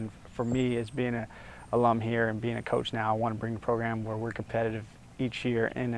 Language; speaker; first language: English; native; English